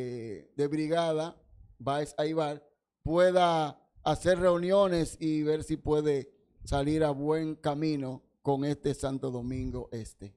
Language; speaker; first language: Spanish; native; Spanish